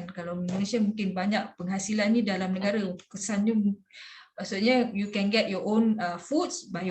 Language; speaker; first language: Malay; native; Malay